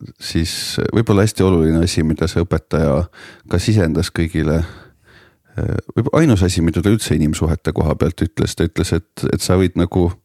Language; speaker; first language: Estonian; native; Estonian